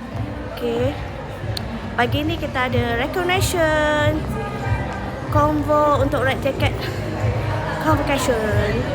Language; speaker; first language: Malay; native; Malay